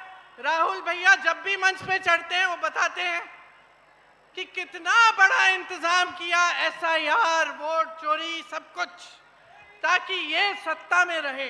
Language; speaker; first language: Hindi; native; Hindi